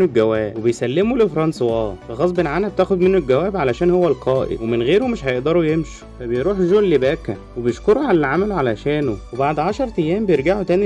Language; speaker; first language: Arabic; native; Arabic